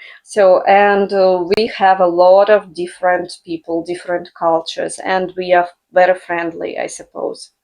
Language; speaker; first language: English; non-native, fluent; Russian